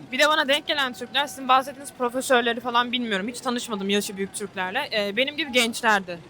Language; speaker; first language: Turkish; native; Turkish